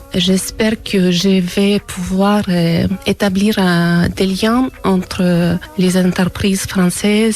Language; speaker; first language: French; non-native, fluent; Ukrainian